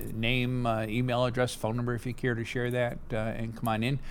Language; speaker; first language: English; native; English